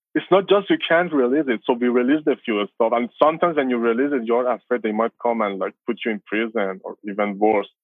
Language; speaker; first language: English; non-native, fluent; Persian